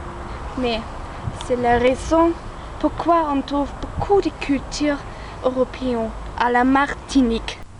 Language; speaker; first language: French; non-native, learner; German